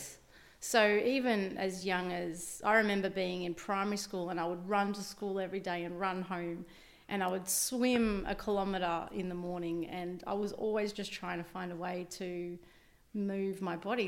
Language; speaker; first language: English; native; English